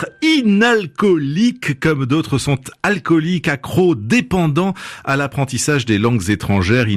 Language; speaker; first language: French; native; French